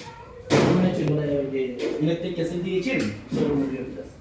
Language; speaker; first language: Turkish; non-native, learner; Bangla